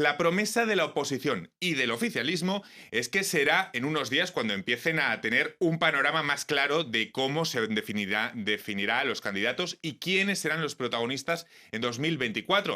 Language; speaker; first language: Spanish; native; Spanish